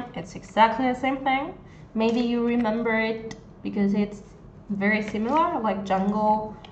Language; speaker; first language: English; non-native, fluent; Spanish